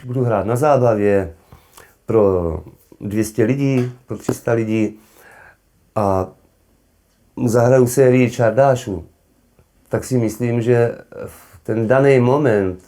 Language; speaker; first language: Czech; native; Czech